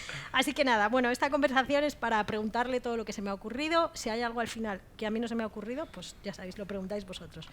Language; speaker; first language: Spanish; native; Spanish